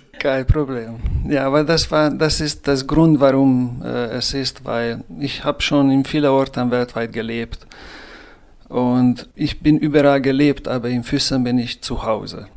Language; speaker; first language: German; non-native, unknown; Hungarian